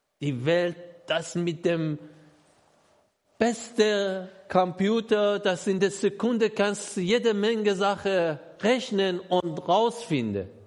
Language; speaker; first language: German; non-native, learner; Persian